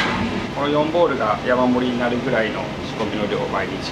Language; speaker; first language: Japanese; native; Japanese